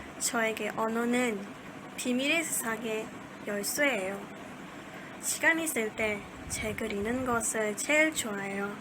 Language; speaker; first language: Korean; non-native, learner; Malay